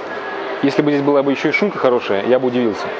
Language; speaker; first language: Russian; native; Russian